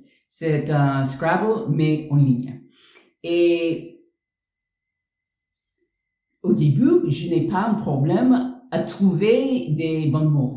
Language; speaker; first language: French; non-native, learner; English